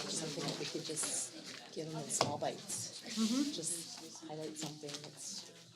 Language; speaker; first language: English; native; English